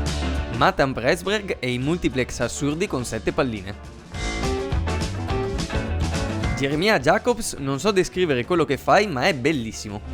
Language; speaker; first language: Italian; native; Italian